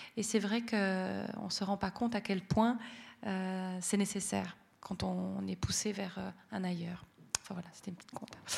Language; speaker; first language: French; native; French